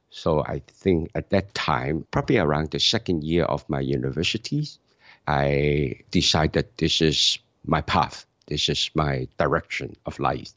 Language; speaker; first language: English; non-native, local second language; Cantonese